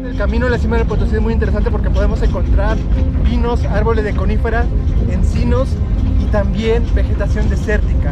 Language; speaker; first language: Spanish; native; Spanish